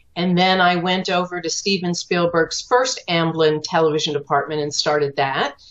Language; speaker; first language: English; native; English